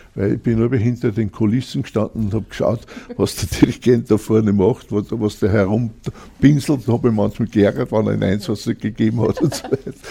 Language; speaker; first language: German; native; German